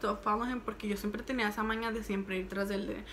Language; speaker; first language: Spanish; early bilingual, heritage; Spanish